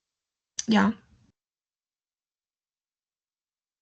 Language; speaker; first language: English; non-native, learner; Spanish